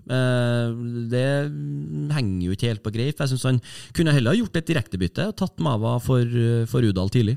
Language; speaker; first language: Norwegian; native; Norwegian